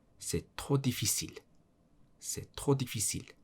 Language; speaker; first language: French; non-native, learner; Mongolian